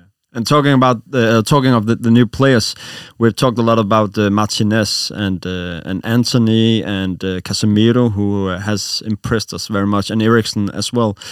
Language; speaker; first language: English; non-native, fluent; Danish